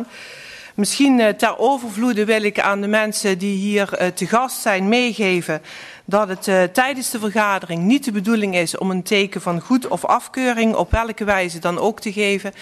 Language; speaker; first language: Dutch; native; Dutch